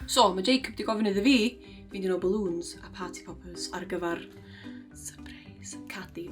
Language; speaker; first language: Welsh; native; Welsh